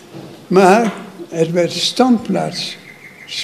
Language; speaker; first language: Dutch; native; Dutch